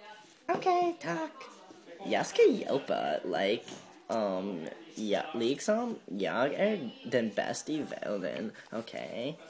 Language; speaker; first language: Swedish; non-native, learner; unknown